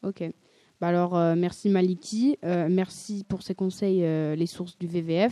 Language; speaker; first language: French; native; French